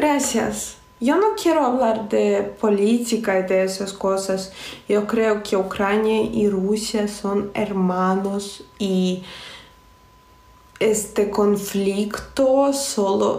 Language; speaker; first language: Spanish; non-native, fluent; Russian